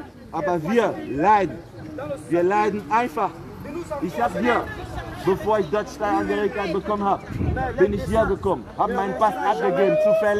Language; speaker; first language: German; non-native, fluent; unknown